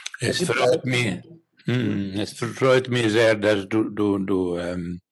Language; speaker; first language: German; non-native, learner; Finnish